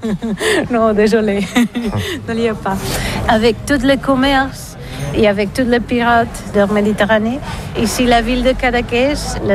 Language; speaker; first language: French; non-native, learner; Catalan